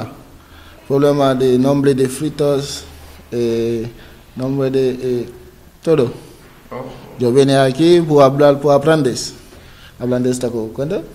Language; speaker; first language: Spanish; non-native, learner; Haitian Creole